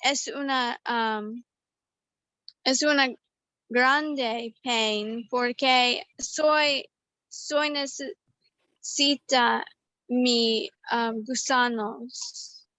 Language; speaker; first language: Spanish; non-native, learner; English